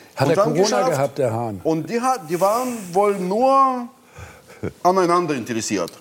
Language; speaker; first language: German; non-native, fluent; Russian